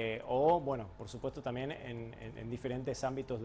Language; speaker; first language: Spanish; native; Spanish